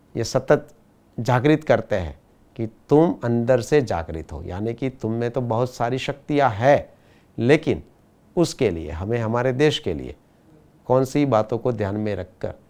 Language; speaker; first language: Hindi; non-native, local second language; Gujarati